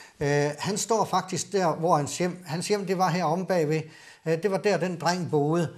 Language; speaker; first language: Danish; native; Danish